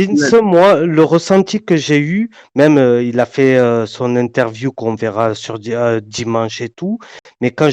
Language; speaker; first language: French; native; French